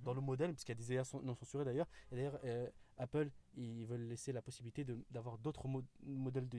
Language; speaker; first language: French; native; French